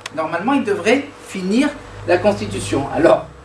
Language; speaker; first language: French; non-native, local second language; Arabic